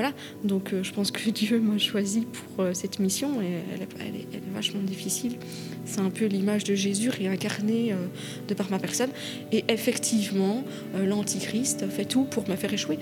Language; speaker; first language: French; native; French